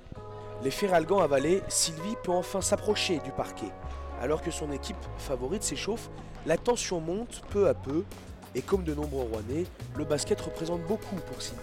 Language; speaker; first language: French; native; French